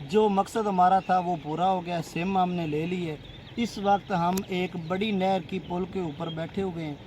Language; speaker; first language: Urdu; non-native, local second language; Punjabi